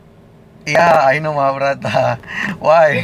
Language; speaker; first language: English; non-native, learner; Indonesian